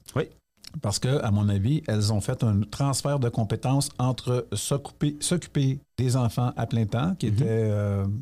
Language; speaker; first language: French; native; French